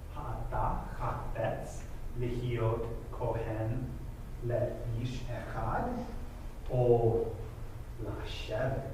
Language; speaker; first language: Hebrew; non-native, fluent; English